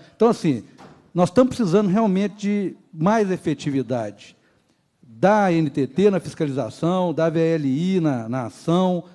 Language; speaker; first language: Portuguese; native; Portuguese